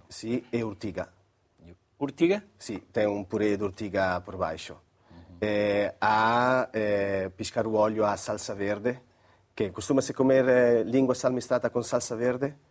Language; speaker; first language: Portuguese; non-native, fluent; Italian